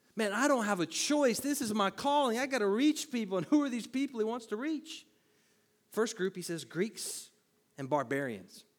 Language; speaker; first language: English; native; English